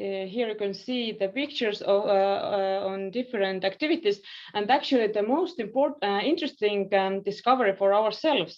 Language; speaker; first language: English; non-native, fluent; Estonian